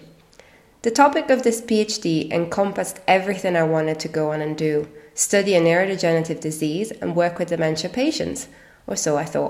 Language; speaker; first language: English; non-native, fluent; Italian